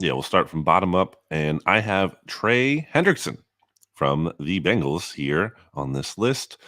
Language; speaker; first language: English; native; English